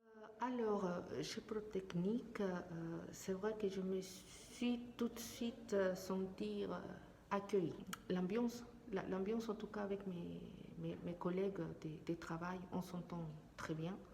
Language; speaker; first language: French; non-native, fluent; Spanish